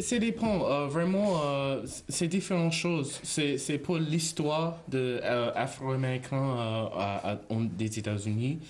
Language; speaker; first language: French; non-native, learner; English